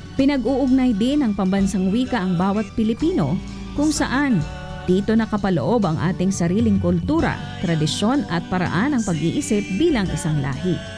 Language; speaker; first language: Filipino; non-native, local second language; Bikol